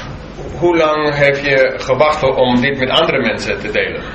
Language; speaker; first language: Dutch; non-native, fluent; English